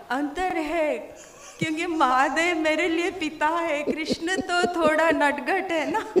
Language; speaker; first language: Hindi; non-native, local second language; Odia